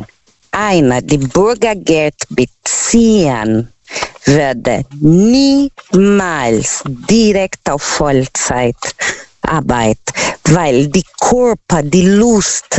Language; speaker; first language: German; non-native, learner; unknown